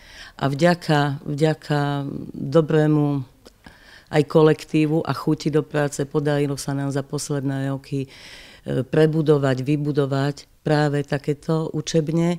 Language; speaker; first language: Slovak; native; Slovak